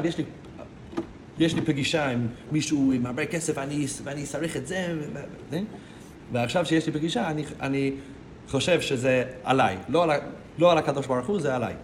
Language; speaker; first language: Hebrew; non-native, fluent; English